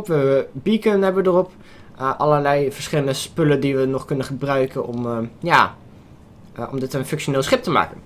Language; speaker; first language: Dutch; native; Dutch